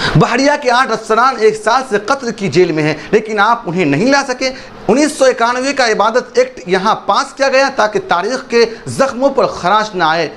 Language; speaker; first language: Urdu; native; Urdu